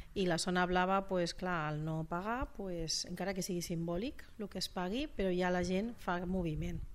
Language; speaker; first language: Catalan; non-native, local second language; Spanish